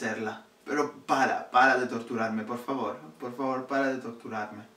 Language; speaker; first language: Spanish; non-native, fluent; Italian